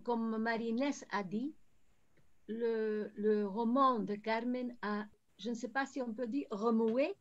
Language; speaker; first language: French; non-native, fluent; Spanish